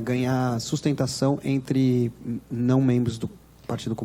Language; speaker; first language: Portuguese; native; Portuguese